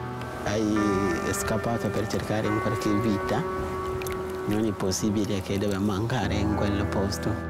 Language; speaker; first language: Italian; non-native, learner; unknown